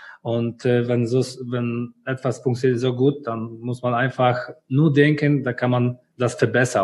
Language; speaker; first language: German; non-native, learner; Polish